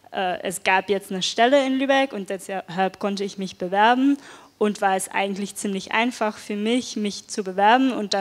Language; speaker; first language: German; non-native, fluent; Dutch